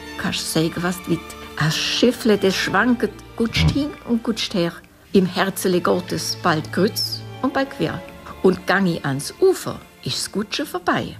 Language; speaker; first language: German; native; German